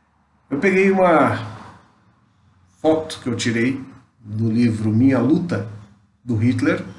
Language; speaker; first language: Portuguese; native; Portuguese